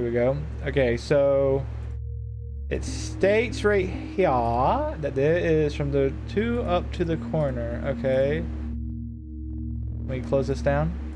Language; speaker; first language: English; native; English